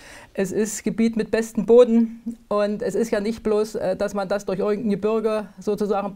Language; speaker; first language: German; native; German